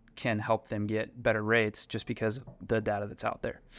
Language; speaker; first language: English; native; English